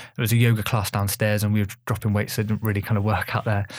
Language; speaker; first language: English; native; English